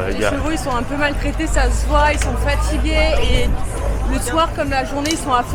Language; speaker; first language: French; native; French